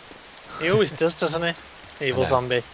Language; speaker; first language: English; native; English